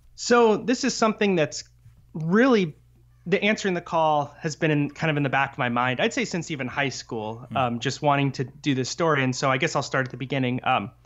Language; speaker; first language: English; native; English